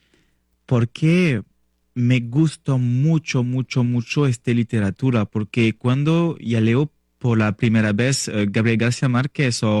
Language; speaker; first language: Spanish; non-native, learner; French